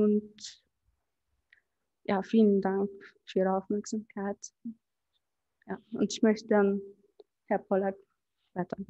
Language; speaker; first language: German; early bilingual, other home language; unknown